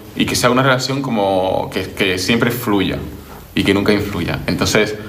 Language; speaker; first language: Spanish; native; Spanish